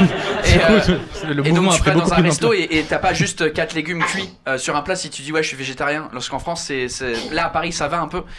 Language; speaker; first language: French; non-native, fluent; English